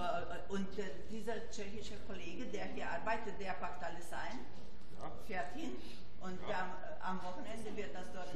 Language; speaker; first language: German; non-native, fluent; Hungarian